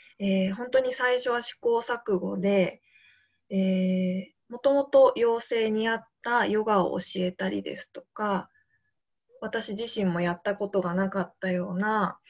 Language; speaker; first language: Japanese; native; Japanese